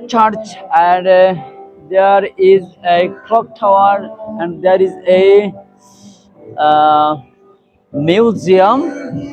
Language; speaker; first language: English; non-native, learner; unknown